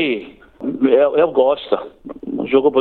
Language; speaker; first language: Portuguese; non-native, learner; English